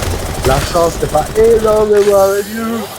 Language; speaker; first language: French; native; French